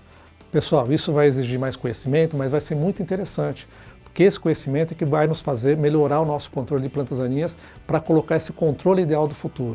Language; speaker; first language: Portuguese; native; Portuguese